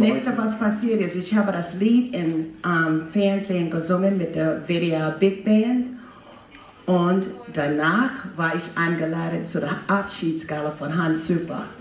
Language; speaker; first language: German; non-native, fluent; English